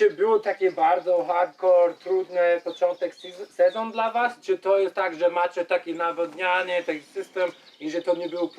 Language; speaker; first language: Polish; non-native, learner; English